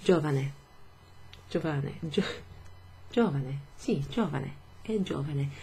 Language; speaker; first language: Italian; non-native, fluent; English